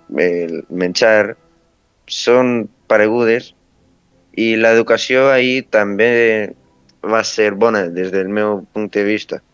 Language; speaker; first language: Catalan; early bilingual, other home language; Romanian